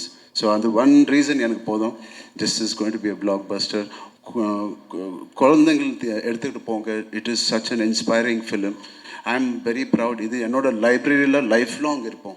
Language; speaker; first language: Tamil; non-native, local second language; Telugu